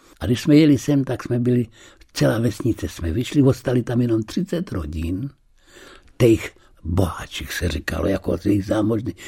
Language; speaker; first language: Czech; early bilingual, heritage; Czech